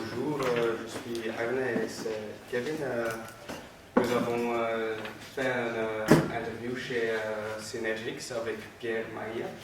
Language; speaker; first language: French; non-native, learner; Dutch